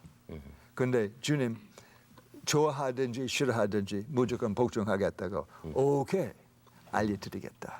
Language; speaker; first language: Korean; non-native, fluent; English